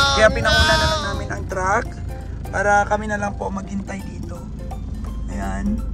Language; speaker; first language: Filipino; non-native, local second language; Aklanon